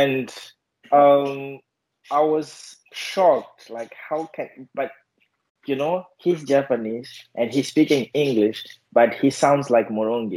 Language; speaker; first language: English; non-native, fluent; Portuguese